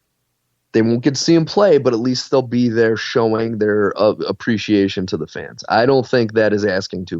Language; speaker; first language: English; native; English